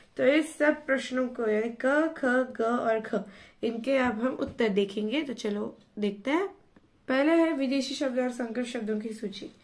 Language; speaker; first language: Hindi; non-native, local second language; Marathi